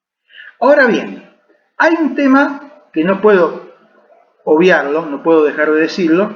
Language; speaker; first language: Spanish; native; Spanish